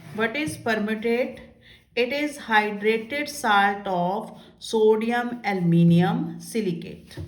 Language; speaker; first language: English; non-native, local second language; Punjabi